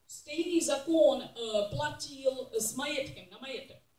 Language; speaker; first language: Czech; non-native, learner; English